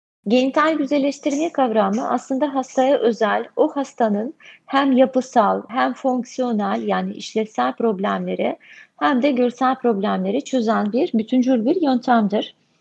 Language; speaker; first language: Turkish; non-native, fluent; Russian